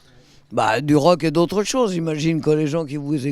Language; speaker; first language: French; native; French